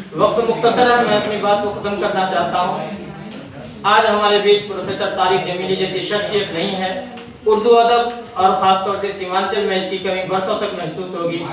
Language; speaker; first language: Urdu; native; Urdu